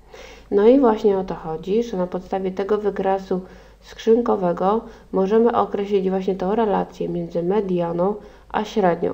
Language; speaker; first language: Polish; native; Polish